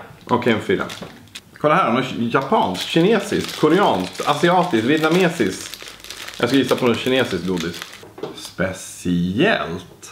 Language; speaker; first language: Swedish; native; Swedish